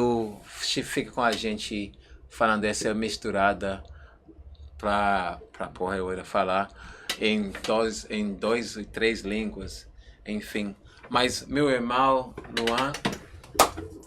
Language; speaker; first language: Portuguese; non-native, learner; English